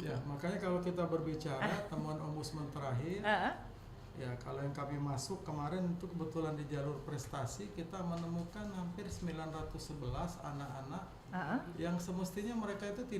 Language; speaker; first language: Indonesian; native; Indonesian